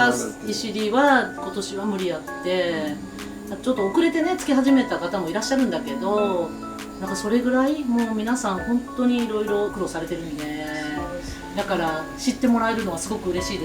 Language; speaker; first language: Japanese; native; Japanese